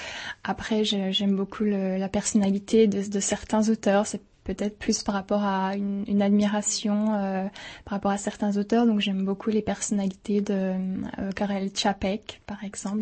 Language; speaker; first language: French; native; French